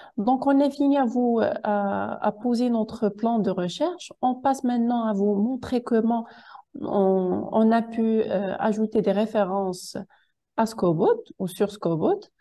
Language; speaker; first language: French; non-native, local second language; Arabic